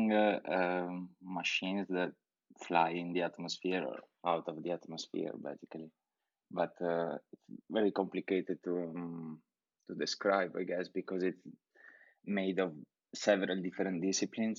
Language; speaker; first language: English; non-native, fluent; Italian